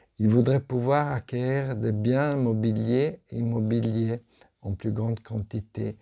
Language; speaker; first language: French; non-native, fluent; Italian